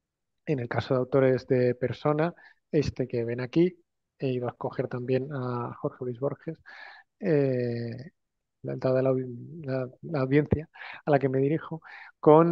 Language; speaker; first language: Spanish; native; Spanish